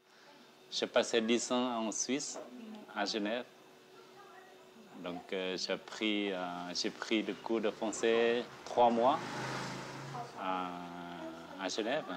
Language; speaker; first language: French; non-native, learner; Thai